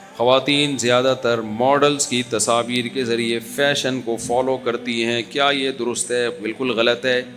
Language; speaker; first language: Urdu; native; Urdu